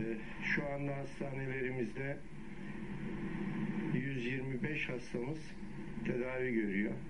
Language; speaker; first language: Turkish; native; Turkish